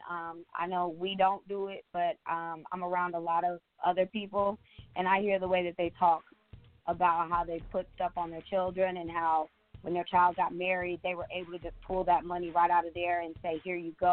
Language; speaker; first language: English; native; English